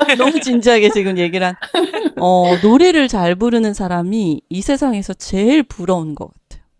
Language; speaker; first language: Korean; native; Korean